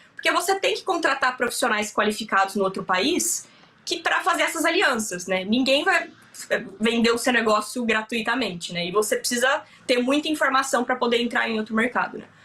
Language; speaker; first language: Portuguese; native; Portuguese